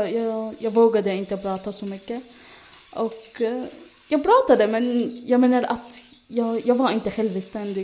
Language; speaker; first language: Swedish; non-native, fluent; Arabic